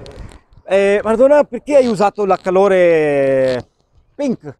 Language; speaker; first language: Italian; non-native, fluent; Urdu